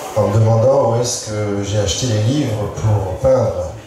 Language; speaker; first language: French; native; French